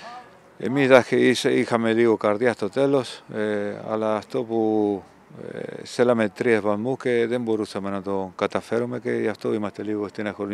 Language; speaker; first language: Greek; non-native, fluent; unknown